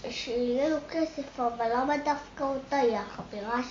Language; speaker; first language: Hebrew; early bilingual, other home language; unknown